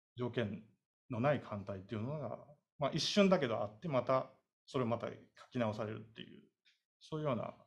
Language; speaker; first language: Japanese; native; Japanese